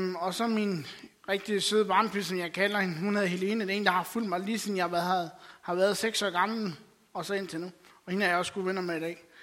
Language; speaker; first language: Danish; native; Danish